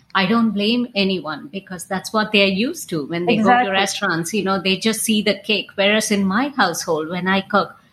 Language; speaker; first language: English; non-native, local second language; Tamil